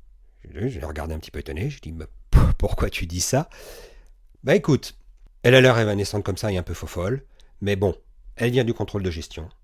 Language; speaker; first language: French; native; French